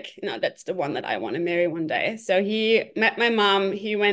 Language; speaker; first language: English; non-native, fluent; German